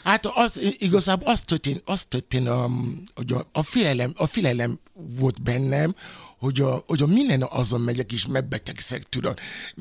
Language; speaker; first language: Hungarian; non-native, fluent; Yoruba